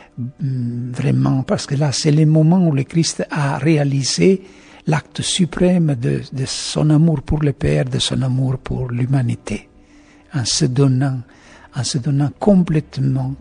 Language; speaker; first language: French; native; French